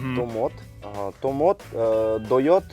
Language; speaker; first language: Russian; native; Russian